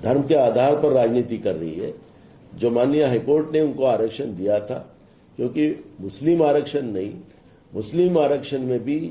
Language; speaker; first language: Hindi; non-native, local second language; Marathi